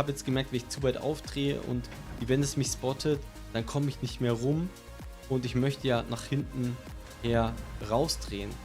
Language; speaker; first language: German; native; German